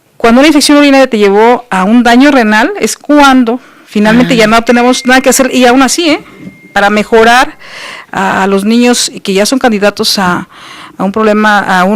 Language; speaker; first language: Spanish; native; Spanish